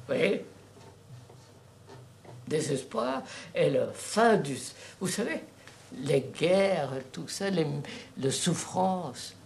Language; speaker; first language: French; non-native, fluent; Telugu